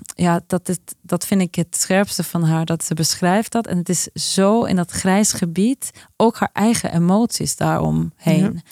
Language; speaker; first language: Dutch; non-native, fluent; Norwegian